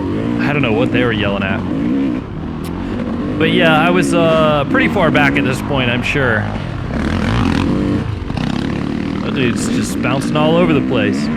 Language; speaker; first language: English; native; English